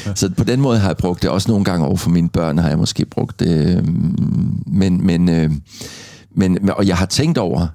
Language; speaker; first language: Danish; native; Danish